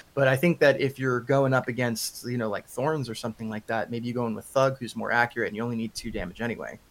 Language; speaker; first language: English; native; English